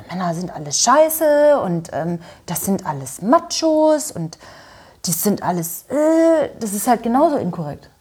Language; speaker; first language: German; native; German